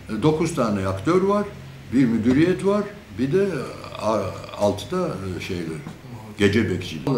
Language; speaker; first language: Turkish; non-native, fluent; Georgian